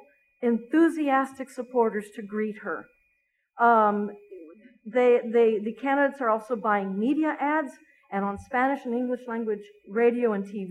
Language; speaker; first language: English; native; English